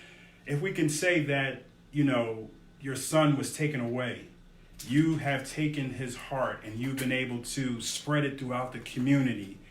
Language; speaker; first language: English; native; English